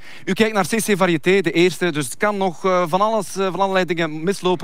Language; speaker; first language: Dutch; native; Dutch